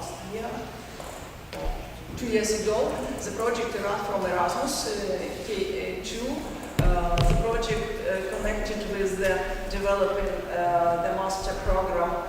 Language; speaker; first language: English; non-native, learner; Ukrainian